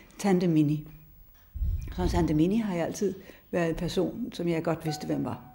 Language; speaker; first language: Danish; native; Danish